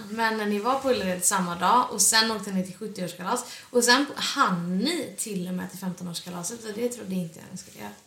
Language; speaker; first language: Swedish; native; Swedish